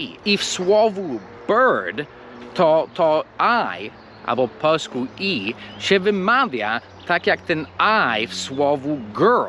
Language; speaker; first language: Polish; non-native, fluent; English